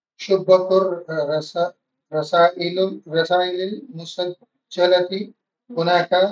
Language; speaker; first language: Arabic; non-native, learner; Urdu